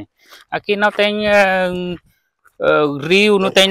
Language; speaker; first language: Portuguese; non-native, learner; Vietnamese